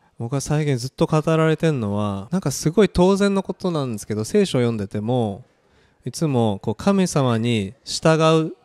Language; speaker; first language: Japanese; early bilingual, other home language; Korean